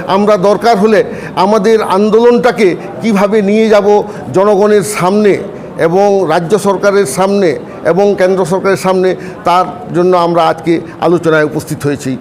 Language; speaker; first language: Bangla; non-native, local second language; Santali